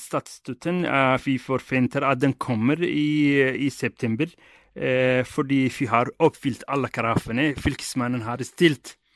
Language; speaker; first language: Norwegian; non-native, fluent; Somali